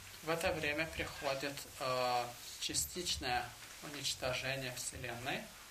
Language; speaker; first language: Russian; native; Russian